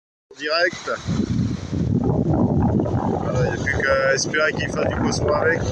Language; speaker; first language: French; native; French